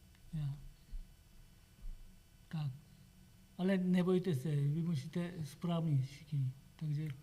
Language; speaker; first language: Czech; non-native, learner; Korean